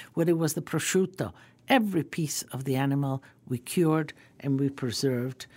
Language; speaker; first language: English; early bilingual, other home language; Croatian